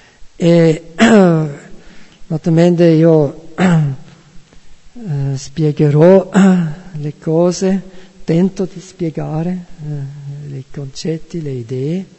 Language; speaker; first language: Italian; non-native, fluent; German